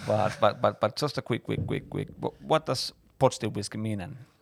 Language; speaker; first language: English; non-native, fluent; Finnish